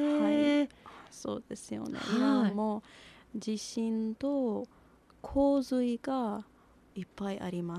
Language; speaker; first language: Japanese; non-native, learner; Persian